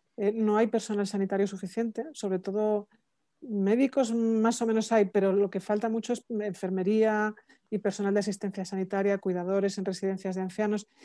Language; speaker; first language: Spanish; native; Spanish